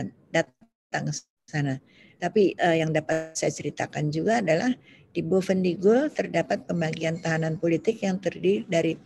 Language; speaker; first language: Indonesian; native; Indonesian